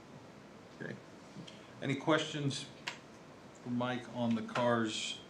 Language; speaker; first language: English; native; English